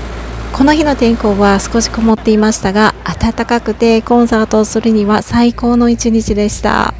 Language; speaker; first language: Japanese; native; Japanese